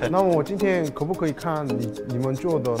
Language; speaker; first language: Chinese; non-native, fluent; Korean